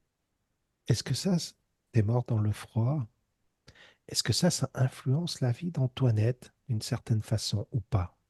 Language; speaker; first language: French; native; French